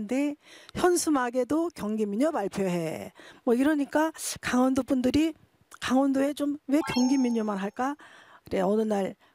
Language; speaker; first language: Korean; native; Korean